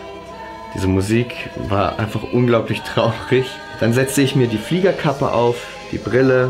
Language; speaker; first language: German; native; German